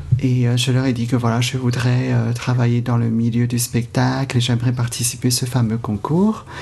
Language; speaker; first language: French; non-native, fluent; Cantonese